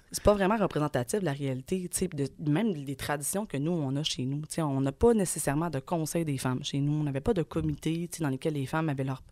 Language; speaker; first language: French; native; French